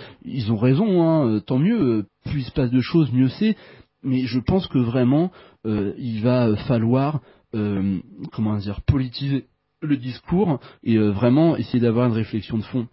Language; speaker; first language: French; native; French